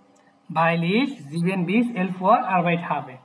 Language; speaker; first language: German; non-native, fluent; Bangla